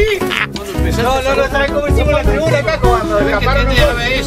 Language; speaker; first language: Spanish; native; Spanish